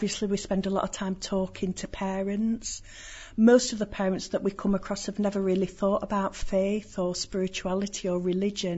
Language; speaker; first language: English; native; English